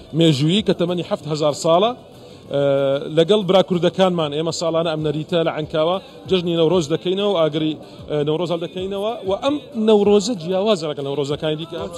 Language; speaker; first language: Central Kurdish; non-native, local second language; Assyrian Neo-Aramaic